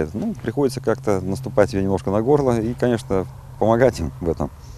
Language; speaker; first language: Russian; native; Russian